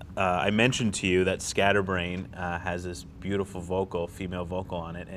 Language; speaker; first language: English; native; English